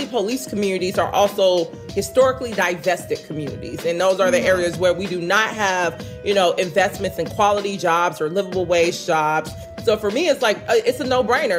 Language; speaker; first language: English; native; English